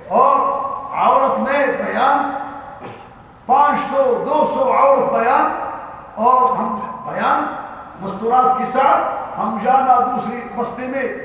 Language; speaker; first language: Urdu; non-native, learner; Arabic